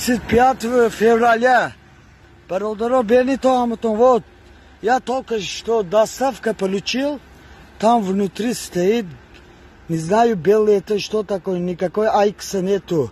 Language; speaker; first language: Russian; non-native, learner; Tajik